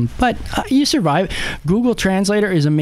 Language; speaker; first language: English; native; English